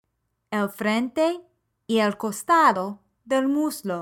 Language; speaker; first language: Spanish; non-native, fluent; English